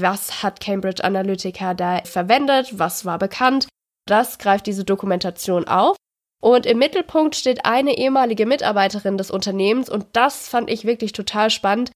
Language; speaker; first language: German; native; German